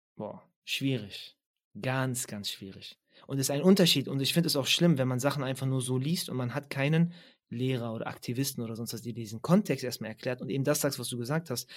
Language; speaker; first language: German; early bilingual, other home language; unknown